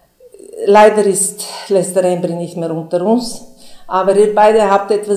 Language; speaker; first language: German; non-native, fluent; Bulgarian